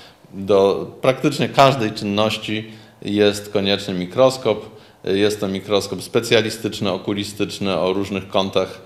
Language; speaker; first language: Polish; native; Polish